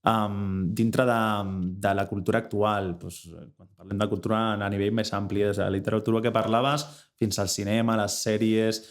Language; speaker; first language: Catalan; native; Catalan